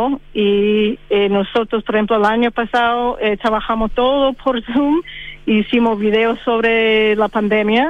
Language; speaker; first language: Spanish; non-native, fluent; English